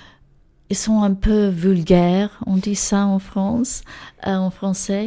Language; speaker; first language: French; non-native, learner; English